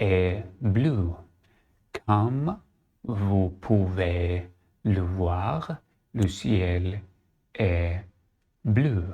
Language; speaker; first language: French; non-native, learner; Arabic